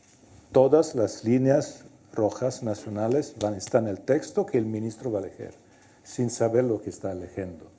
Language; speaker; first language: Spanish; non-native, fluent; Italian